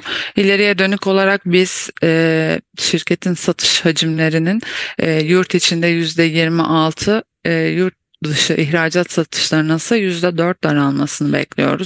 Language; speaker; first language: Turkish; native; Turkish